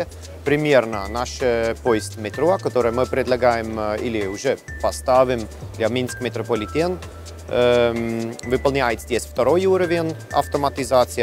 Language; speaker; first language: Russian; non-native, learner; German